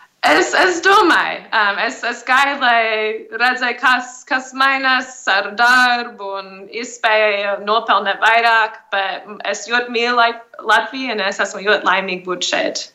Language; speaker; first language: Latvian; early bilingual, heritage; English